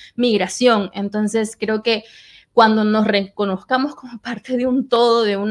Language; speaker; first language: Spanish; native; Spanish